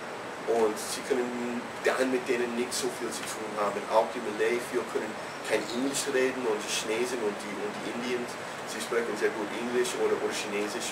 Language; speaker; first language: German; non-native, fluent; English